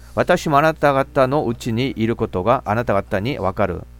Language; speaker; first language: Japanese; non-native, fluent; Korean